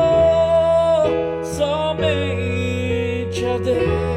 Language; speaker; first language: Portuguese; native; Portuguese